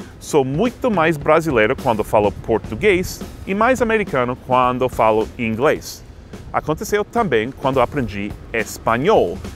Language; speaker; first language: Portuguese; non-native, fluent; English